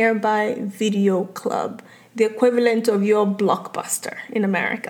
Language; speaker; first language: English; non-native, local second language; Yoruba